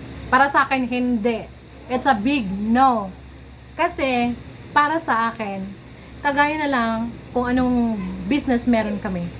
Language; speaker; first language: Filipino; non-native, local second language; Cebuano